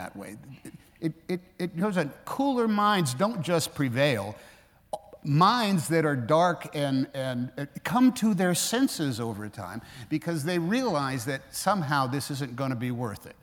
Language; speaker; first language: English; native; English